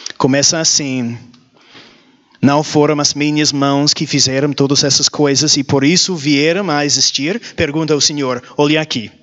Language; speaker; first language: Portuguese; non-native, learner; English